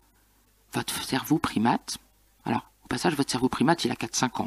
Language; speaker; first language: French; native; French